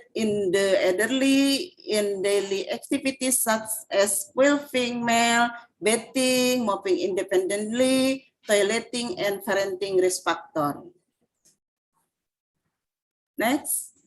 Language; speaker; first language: English; non-native, fluent; Indonesian